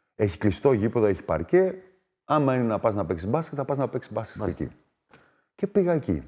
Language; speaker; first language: Greek; early bilingual, other home language; German